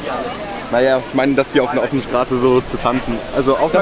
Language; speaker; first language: German; native; German